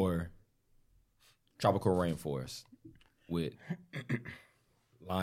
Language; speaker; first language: English; native; English